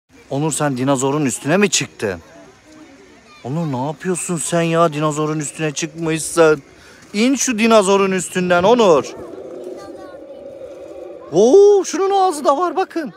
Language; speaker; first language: Turkish; native; Turkish